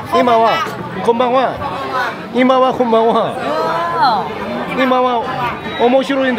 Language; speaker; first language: Japanese; non-native, learner; Korean